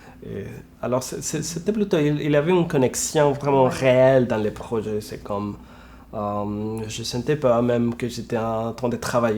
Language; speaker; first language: French; non-native, fluent; Spanish